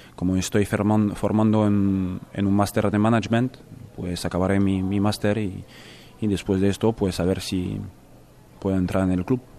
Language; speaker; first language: Spanish; non-native, fluent; French